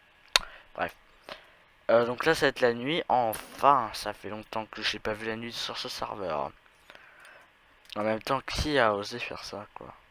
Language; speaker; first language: French; native; French